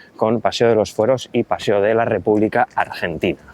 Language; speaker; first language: Spanish; native; Spanish